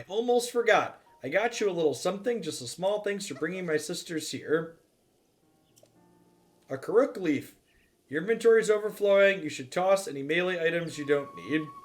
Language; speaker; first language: English; native; English